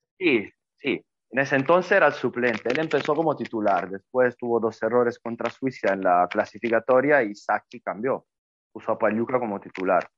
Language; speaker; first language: Spanish; non-native, fluent; Italian